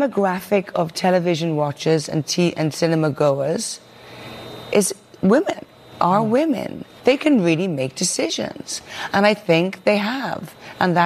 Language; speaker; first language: English; native; English